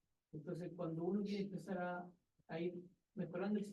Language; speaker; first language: Spanish; native; Spanish